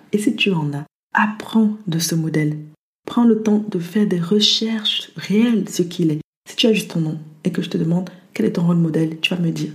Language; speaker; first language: French; early bilingual, other home language; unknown